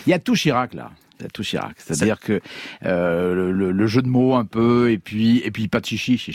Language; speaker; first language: French; native; French